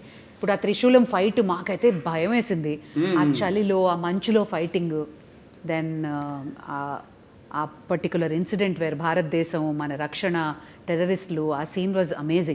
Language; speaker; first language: Telugu; native; Telugu